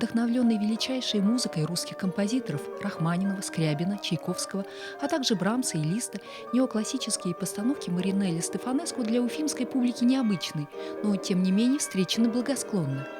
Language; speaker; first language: Russian; native; Russian